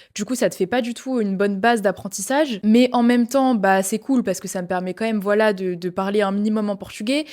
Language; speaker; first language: French; native; French